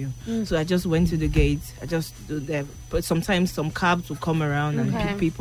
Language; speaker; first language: English; non-native, local second language; Igbo